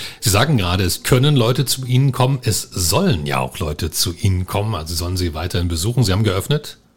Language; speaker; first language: German; native; German